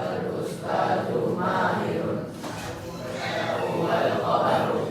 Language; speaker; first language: Arabic; non-native, learner; Indonesian